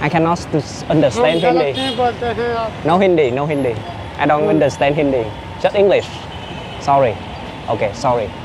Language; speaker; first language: English; non-native, learner; Vietnamese